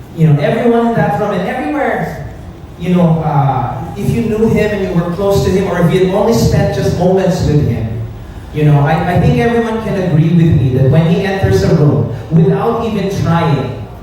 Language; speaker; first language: English; native; English